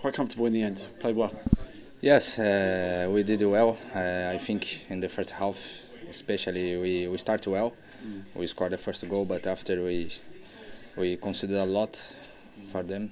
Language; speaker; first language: English; non-native, learner; Portuguese